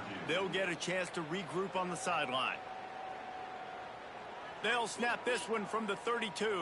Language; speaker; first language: English; native; English